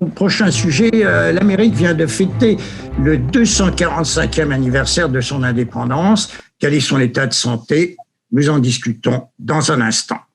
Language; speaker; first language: French; native; French